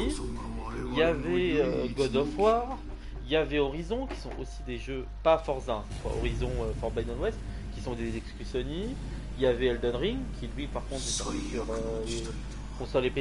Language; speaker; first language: French; native; French